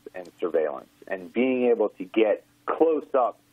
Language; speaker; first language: English; native; English